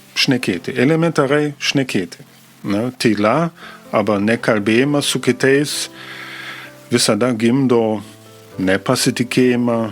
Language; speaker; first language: Lithuanian; non-native, fluent; German